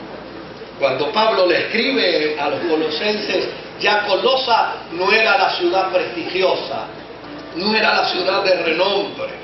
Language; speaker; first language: Spanish; native; Spanish